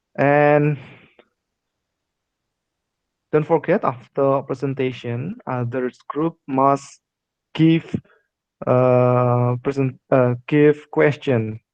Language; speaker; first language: English; non-native, fluent; Indonesian